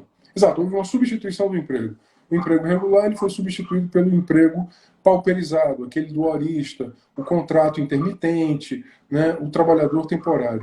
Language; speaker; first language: Portuguese; native; Portuguese